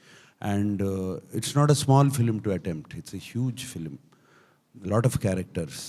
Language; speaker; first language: Telugu; native; Telugu